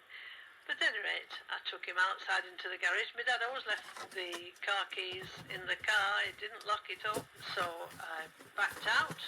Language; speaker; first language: English; native; English